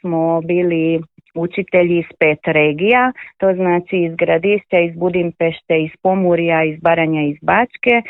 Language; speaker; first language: Croatian; early bilingual, heritage; Croatian